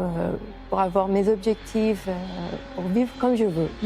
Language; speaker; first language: French; non-native, fluent; Persian